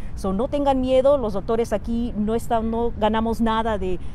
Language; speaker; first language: Spanish; native; Spanish